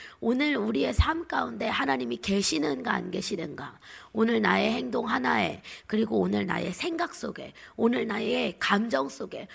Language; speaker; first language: Korean; native; Korean